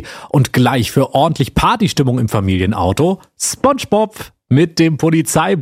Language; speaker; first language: German; native; German